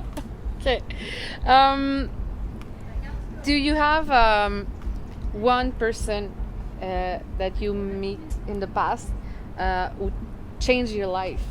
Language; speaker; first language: English; non-native, learner; French